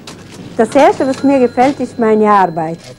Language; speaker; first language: German; non-native, local second language; Italian